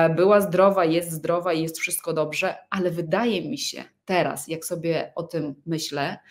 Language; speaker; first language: Polish; early bilingual, other home language; Russian